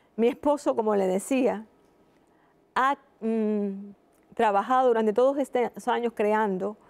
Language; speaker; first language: Spanish; native; Spanish